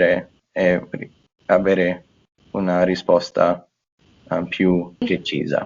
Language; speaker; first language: Italian; non-native, fluent; English